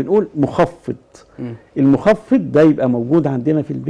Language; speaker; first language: Arabic; native; Arabic